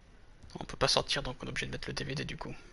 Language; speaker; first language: French; native; French